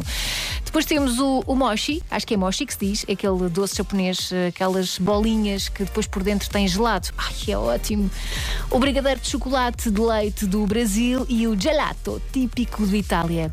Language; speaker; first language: Portuguese; native; Portuguese